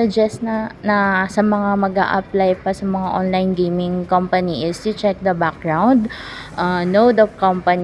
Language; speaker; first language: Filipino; native; Filipino